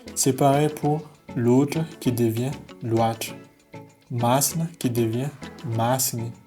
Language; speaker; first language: French; non-native, local second language; Malagasy